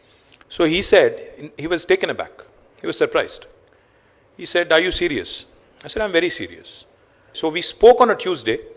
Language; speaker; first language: English; non-native, local second language; Telugu